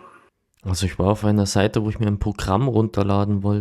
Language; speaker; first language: German; native; German